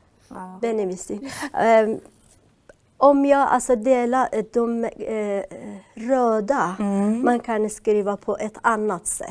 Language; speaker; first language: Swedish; non-native, learner; Persian